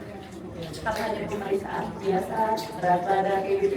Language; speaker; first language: Indonesian; native; Indonesian